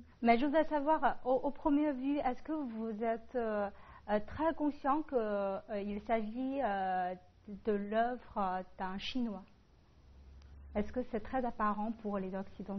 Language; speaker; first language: French; non-native, fluent; Chinese